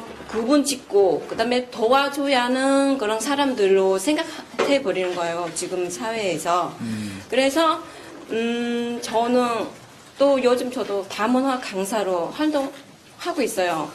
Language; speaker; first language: Korean; non-native, fluent; Vietnamese